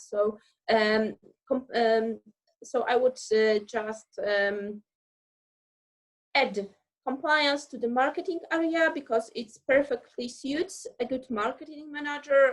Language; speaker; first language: English; non-native, fluent; Polish